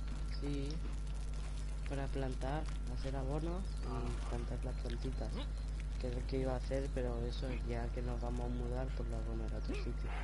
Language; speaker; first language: Spanish; native; Spanish